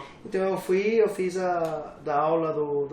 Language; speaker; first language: Portuguese; non-native, learner; English